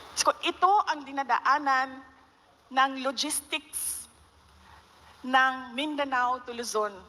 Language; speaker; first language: Filipino; non-native, local second language; Cebuano